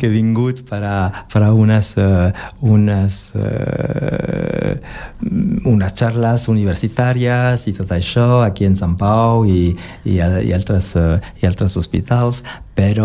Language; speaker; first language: Catalan; non-native, learner; French